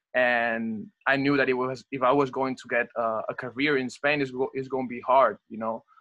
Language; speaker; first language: English; non-native, fluent; Spanish